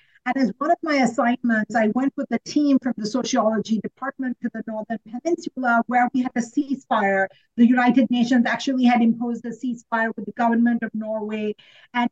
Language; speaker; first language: English; non-native, local second language; Sinhala